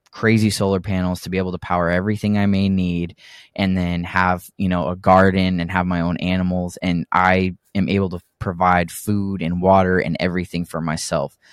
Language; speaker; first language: English; native; English